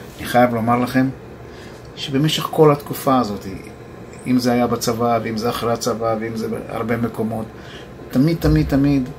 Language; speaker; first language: Hebrew; native; Hebrew